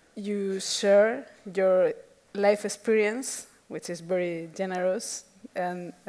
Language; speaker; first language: English; non-native, fluent; Spanish